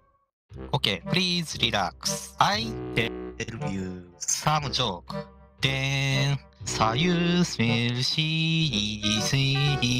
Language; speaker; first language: English; non-native, learner; Japanese